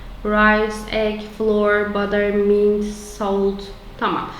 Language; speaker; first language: English; non-native, fluent; Turkish